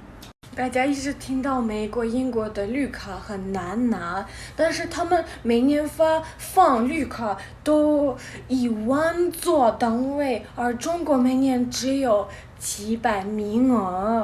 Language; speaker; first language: Chinese; non-native, fluent; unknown